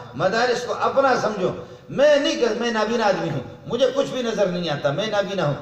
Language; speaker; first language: Urdu; non-native, local second language; Brahui